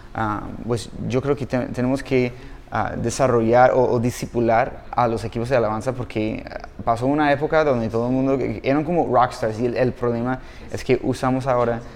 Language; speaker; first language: Spanish; non-native, fluent; English